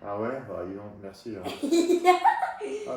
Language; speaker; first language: French; native; French